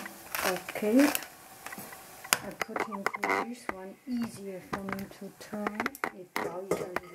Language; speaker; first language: English; non-native, learner; Chinese